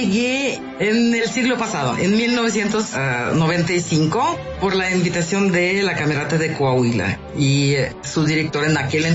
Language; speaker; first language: Spanish; non-native, fluent; Russian